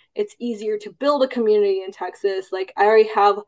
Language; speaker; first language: English; early bilingual, other home language; Cantonese